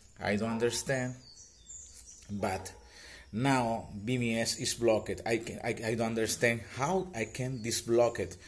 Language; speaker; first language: English; non-native, learner; Spanish